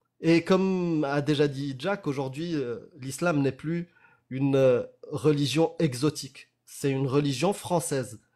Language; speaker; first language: French; non-native, local second language; Arabic